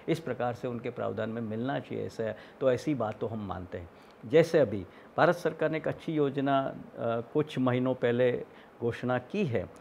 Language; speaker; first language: Hindi; non-native, local second language; Gujarati